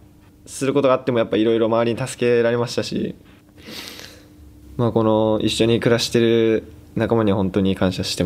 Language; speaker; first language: Japanese; native; Japanese